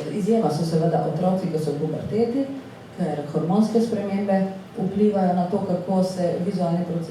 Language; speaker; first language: Slovenian; native; Slovenian